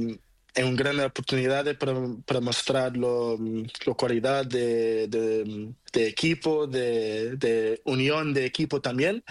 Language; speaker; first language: Spanish; non-native, learner; Portuguese